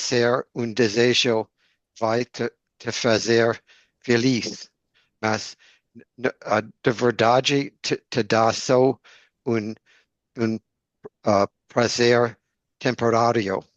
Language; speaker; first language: Portuguese; non-native, learner; English